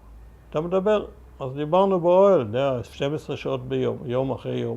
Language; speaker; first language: Hebrew; early bilingual, other home language; German